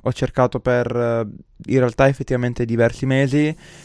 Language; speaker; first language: Italian; native; Italian